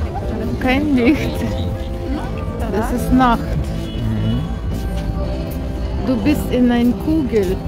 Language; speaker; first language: German; non-native, fluent; Russian